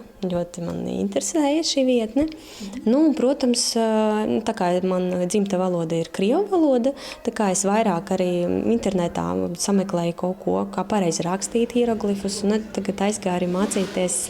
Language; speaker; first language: Latvian; non-native, local second language; Russian